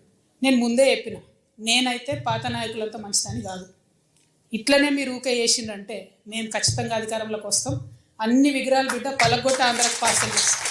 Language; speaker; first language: Telugu; native; Telugu